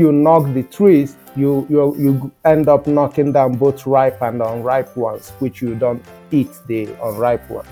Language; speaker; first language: English; non-native, local second language; Igbo